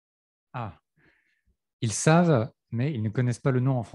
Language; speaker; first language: French; native; French